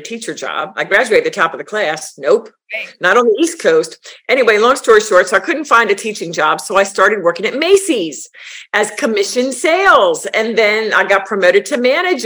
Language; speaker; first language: English; native; English